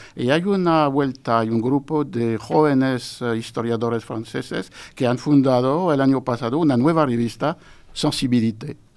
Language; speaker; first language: Spanish; non-native, fluent; French